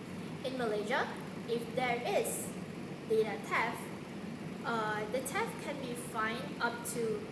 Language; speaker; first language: English; non-native, local second language; Malay